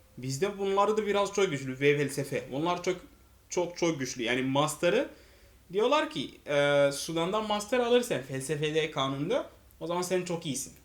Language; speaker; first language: Turkish; non-native, fluent; Arabic